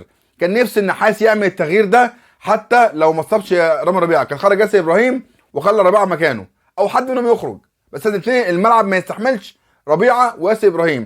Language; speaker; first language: Arabic; native; Arabic